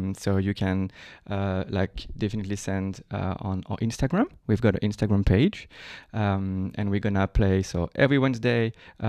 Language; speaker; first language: English; non-native, fluent; French